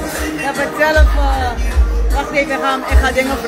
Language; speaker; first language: Dutch; native; Dutch